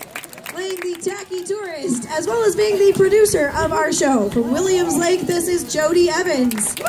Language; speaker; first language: English; native; English